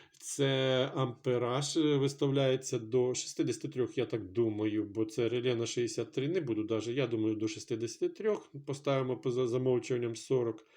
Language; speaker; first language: Ukrainian; non-native, local second language; Russian